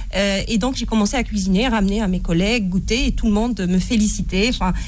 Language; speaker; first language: French; non-native, local second language; Arabic